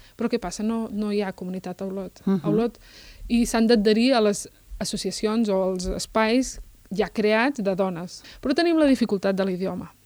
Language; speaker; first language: Catalan; early bilingual, other home language; Berber languages